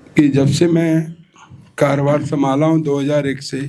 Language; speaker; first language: Hindi; non-native, local second language; Marathi